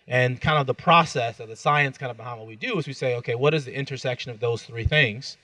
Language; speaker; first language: English; native; English